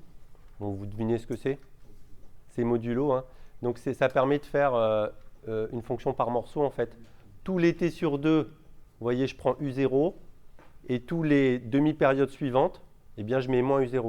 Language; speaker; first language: French; native; French